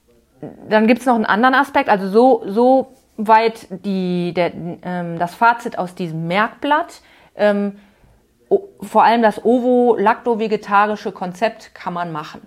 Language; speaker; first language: German; native; German